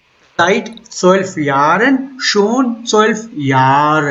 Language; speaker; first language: German; non-native, fluent; Hindi